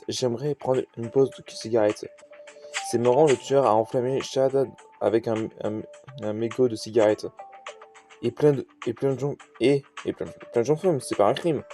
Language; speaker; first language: French; native; French